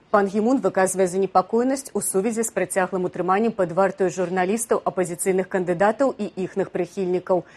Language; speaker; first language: Belarusian; native; Belarusian